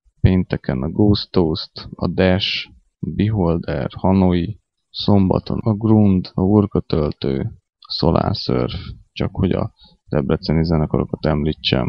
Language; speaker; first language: Hungarian; native; Hungarian